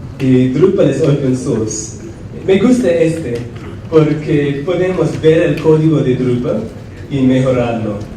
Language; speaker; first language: Spanish; non-native, fluent; English